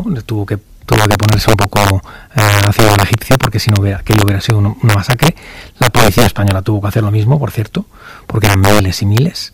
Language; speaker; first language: Spanish; native; Spanish